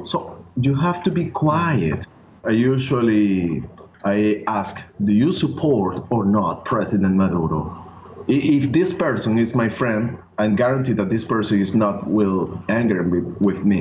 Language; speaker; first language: English; non-native, learner; Spanish